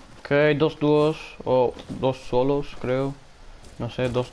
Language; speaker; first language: Spanish; non-native, learner; English